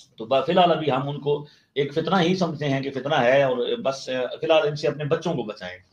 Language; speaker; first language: Urdu; non-native, local second language; Punjabi